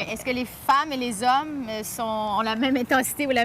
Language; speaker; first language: French; native; French